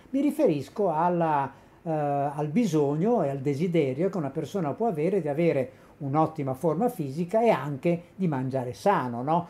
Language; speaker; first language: Italian; native; Italian